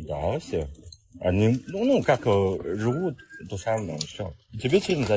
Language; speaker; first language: Russian; non-native, learner; Chinese